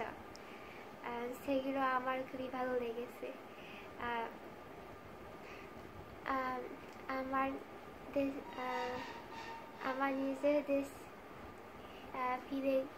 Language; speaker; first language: Bangla; non-native, fluent; Japanese